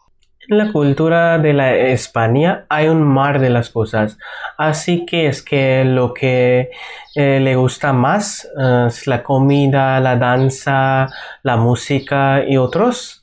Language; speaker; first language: Spanish; non-native, learner; Bangla